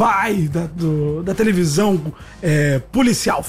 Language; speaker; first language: Portuguese; native; Portuguese